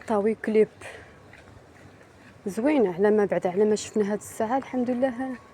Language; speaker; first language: Arabic; native; Arabic